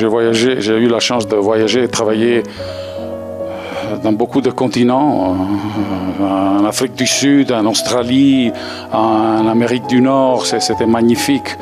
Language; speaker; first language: French; non-native, fluent; Italian